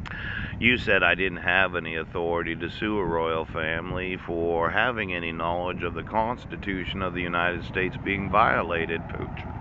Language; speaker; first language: English; native; English